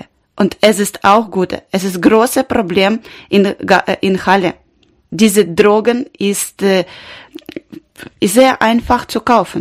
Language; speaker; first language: German; non-native, learner; Ukrainian